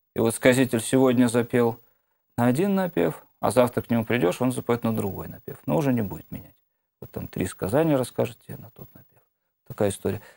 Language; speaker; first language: Russian; native; Russian